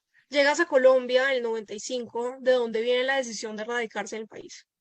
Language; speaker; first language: Spanish; native; Spanish